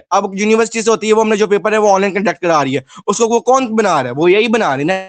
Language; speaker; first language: Urdu; non-native, local second language; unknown